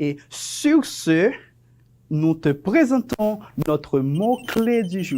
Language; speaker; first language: French; non-native, fluent; Spanish